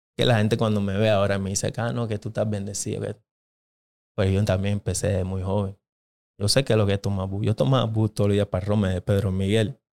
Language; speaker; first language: Spanish; non-native, local second language; Jamaican Creole English